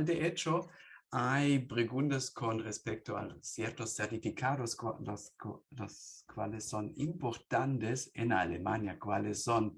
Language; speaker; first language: Spanish; non-native, fluent; German